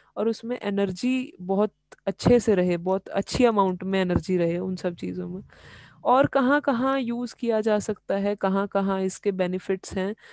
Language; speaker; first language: Hindi; native; Hindi